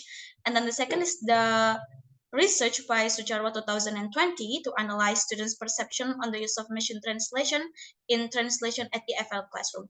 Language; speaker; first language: English; non-native, learner; Indonesian